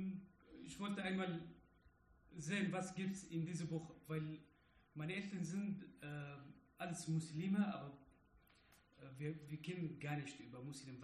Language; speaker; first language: German; non-native, learner; Arabic